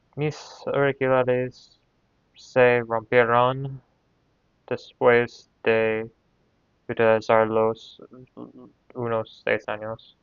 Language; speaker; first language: Spanish; non-native, learner; English